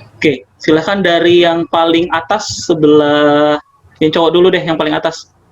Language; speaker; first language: Indonesian; native; Indonesian